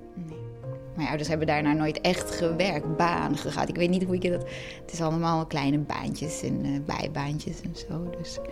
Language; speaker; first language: Dutch; non-native, fluent; Croatian